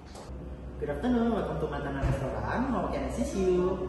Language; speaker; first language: English; non-native, learner; Indonesian